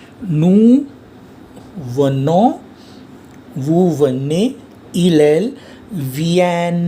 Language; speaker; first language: French; non-native, fluent; Hindi